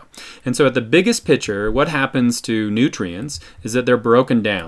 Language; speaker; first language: English; native; English